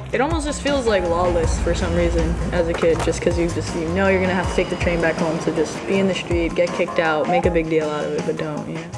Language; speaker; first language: English; native; English